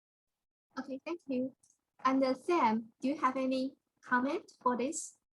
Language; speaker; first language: English; non-native, fluent; Chinese